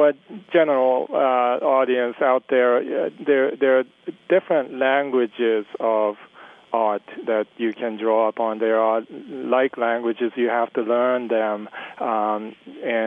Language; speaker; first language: English; early bilingual, other home language; Japanese